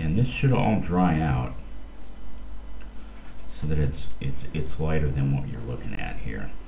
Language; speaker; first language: English; native; English